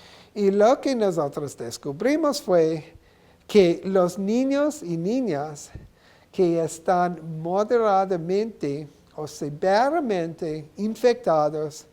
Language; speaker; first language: Spanish; non-native, learner; English